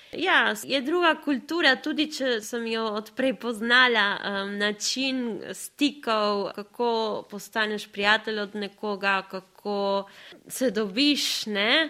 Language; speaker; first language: Slovenian; early bilingual, other home language; Spanish